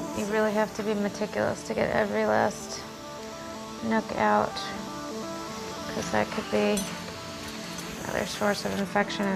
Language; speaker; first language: English; native; English